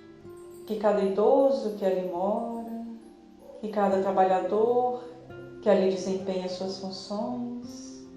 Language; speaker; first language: Portuguese; native; Portuguese